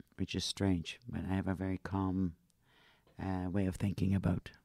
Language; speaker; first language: English; non-native, fluent; Dutch